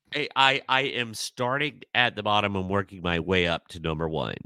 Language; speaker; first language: English; native; English